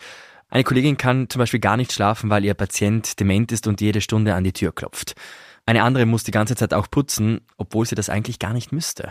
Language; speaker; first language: German; native; German